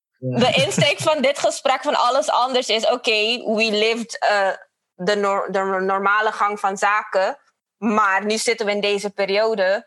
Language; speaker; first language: Dutch; non-native, fluent; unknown